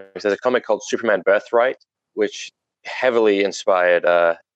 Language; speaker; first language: English; native; English